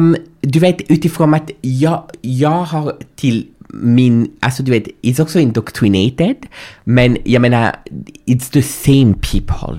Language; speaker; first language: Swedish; non-native, fluent; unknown